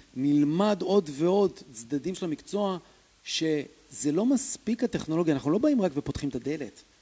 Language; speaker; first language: Hebrew; native; Hebrew